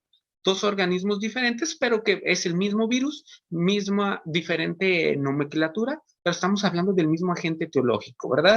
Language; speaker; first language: Spanish; native; Spanish